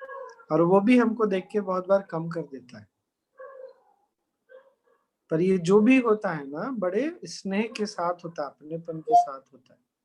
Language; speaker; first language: Hindi; native; Hindi